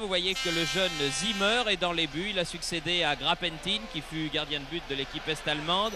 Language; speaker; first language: French; native; French